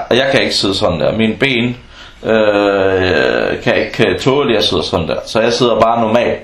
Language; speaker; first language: Danish; non-native, fluent; Arabic